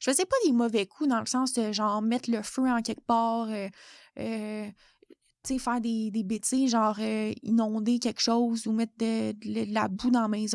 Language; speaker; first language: French; native; French